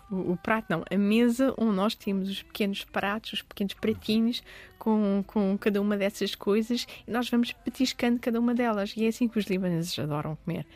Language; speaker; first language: Portuguese; early bilingual, other home language; Arabic